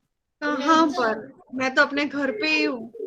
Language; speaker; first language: Hindi; native; Hindi